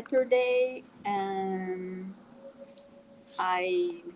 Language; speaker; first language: English; non-native, learner; Portuguese